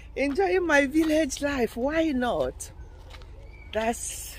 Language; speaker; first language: English; non-native, local second language; Igbo